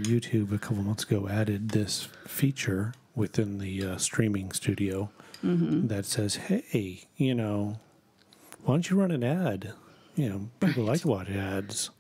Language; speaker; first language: English; native; English